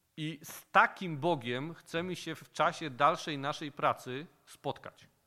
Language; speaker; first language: Polish; native; Polish